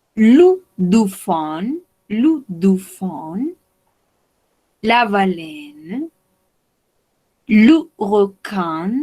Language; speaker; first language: French; non-native, fluent; Spanish